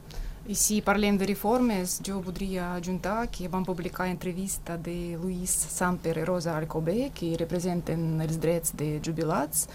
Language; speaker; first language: Catalan; non-native, fluent; Russian